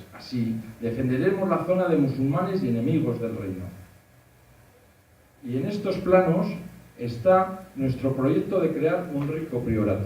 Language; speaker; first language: Spanish; native; Spanish